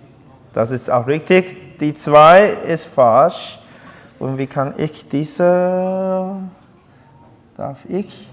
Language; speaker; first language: German; non-native, learner; Chinese